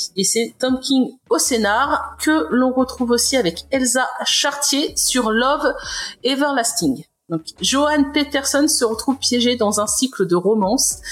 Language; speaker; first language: French; native; French